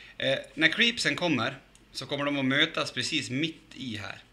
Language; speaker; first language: Swedish; native; Swedish